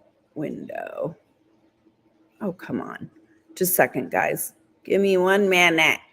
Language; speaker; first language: English; native; English